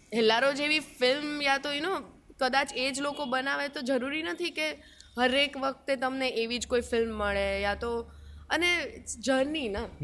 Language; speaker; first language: Gujarati; native; Gujarati